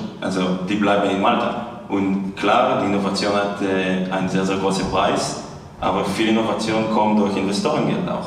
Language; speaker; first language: German; non-native, fluent; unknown